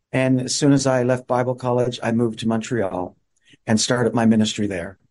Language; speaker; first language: English; native; English